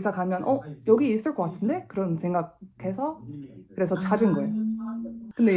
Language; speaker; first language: Korean; non-native, fluent; English